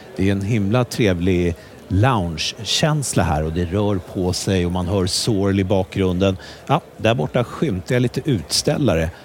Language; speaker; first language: Swedish; native; Swedish